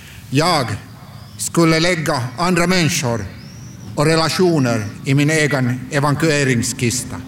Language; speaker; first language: Swedish; non-native, local second language; Finnish